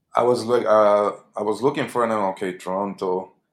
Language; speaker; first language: English; early bilingual, other home language; Portuguese